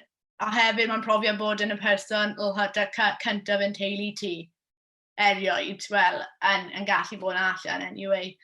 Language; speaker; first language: Welsh; non-native, local second language; English